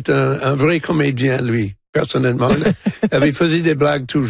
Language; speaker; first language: French; non-native, local second language; English